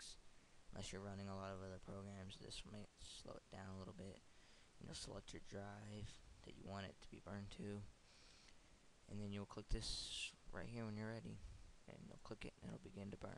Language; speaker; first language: English; native; English